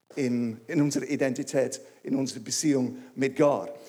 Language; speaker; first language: German; non-native, fluent; English